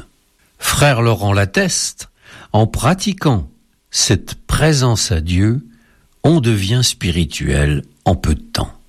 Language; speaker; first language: French; native; French